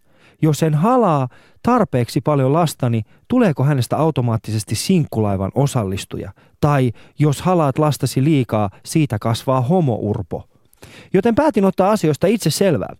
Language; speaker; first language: Finnish; early bilingual, other home language; Persian